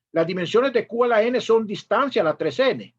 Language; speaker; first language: Spanish; native; Spanish